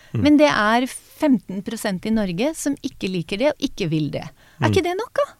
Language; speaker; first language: Norwegian; non-native, fluent; Hebrew